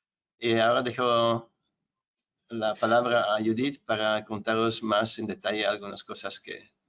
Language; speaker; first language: Spanish; non-native, fluent; Dutch